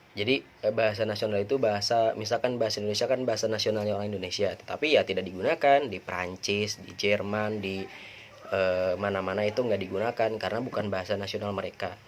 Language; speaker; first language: Indonesian; non-native, local second language; Sundanese